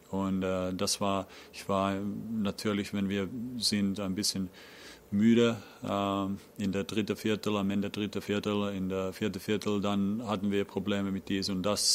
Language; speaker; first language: German; non-native, learner; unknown